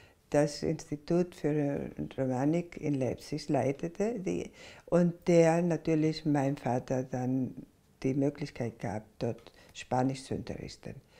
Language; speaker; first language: German; non-native, fluent; Spanish